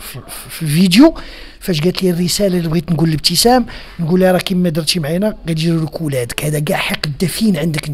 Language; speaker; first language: Arabic; native; Arabic